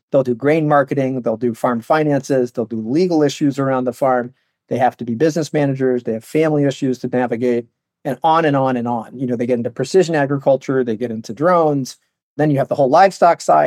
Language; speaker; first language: English; native; English